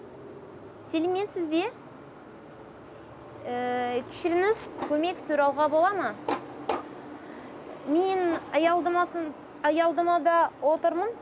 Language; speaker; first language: Kazakh; non-native, local second language; Russian